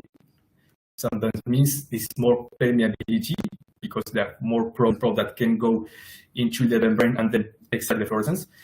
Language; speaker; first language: English; non-native, fluent; Spanish